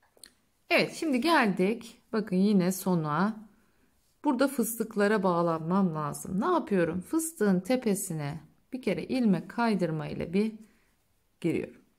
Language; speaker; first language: Turkish; native; Turkish